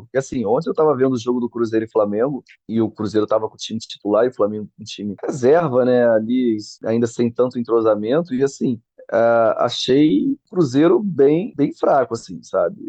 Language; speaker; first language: Portuguese; native; Portuguese